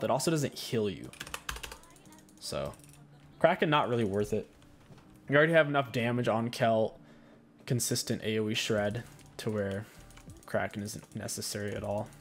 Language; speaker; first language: English; native; English